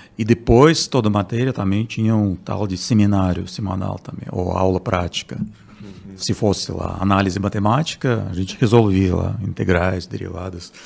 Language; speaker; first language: Portuguese; non-native, fluent; Russian